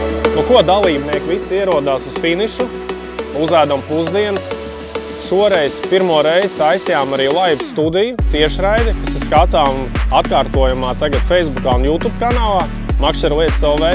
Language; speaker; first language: Latvian; native; Latvian